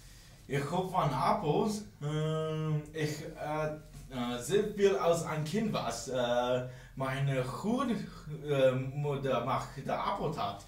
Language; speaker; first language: Dutch; non-native, learner; English